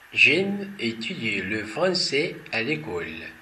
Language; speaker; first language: French; non-native, fluent; Portuguese